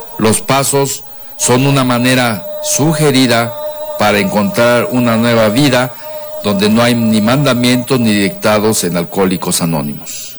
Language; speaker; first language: Spanish; native; Spanish